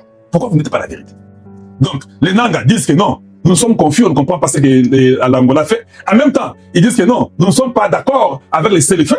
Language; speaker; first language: French; non-native, local second language; Lingala